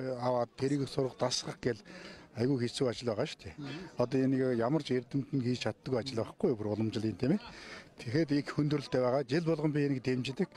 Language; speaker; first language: Mongolian; non-native, local second language; Kazakh